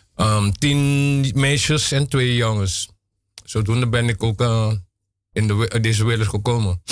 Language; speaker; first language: Dutch; non-native, local second language; Papiamento